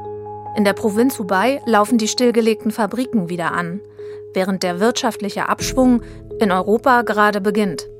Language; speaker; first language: German; native; German